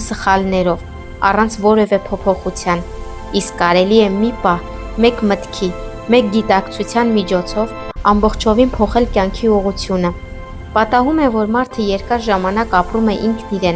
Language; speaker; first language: Armenian; native; Armenian